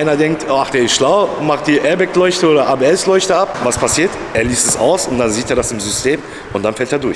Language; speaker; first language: German; native; German